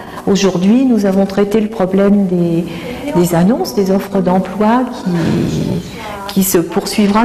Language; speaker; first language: French; native; French